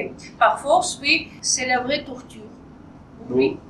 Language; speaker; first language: French; non-native, fluent; Russian